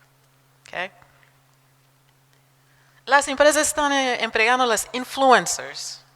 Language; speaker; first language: Spanish; non-native, fluent; Portuguese